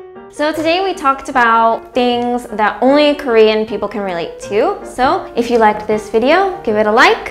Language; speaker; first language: English; native; English